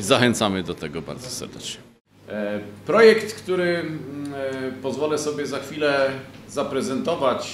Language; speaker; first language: Polish; native; Polish